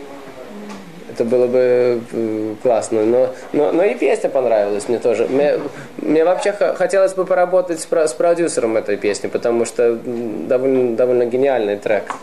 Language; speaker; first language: Russian; early bilingual, heritage; Russian